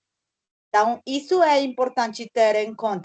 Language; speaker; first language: Portuguese; non-native, learner; Spanish